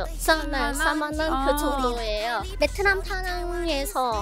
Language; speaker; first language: Korean; non-native, learner; Vietnamese